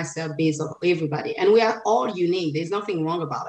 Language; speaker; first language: English; non-native, fluent; French